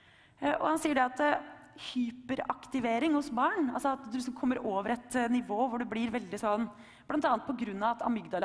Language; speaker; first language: Norwegian; native; Norwegian